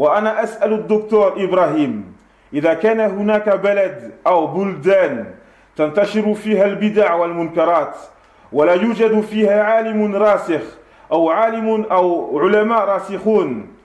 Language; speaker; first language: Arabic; non-native, fluent; French